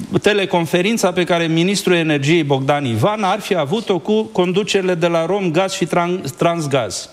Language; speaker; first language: Romanian; native; Romanian